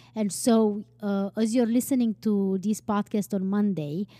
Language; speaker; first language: English; non-native, fluent; Romanian